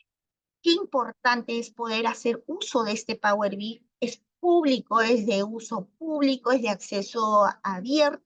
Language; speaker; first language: Spanish; native; Spanish